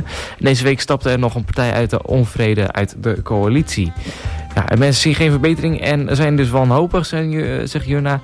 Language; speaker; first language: Dutch; native; Dutch